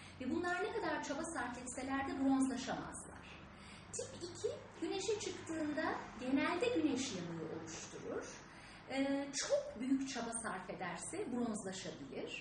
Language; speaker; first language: Turkish; native; Turkish